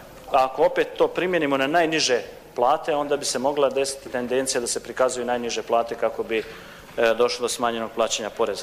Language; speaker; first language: Croatian; native; Croatian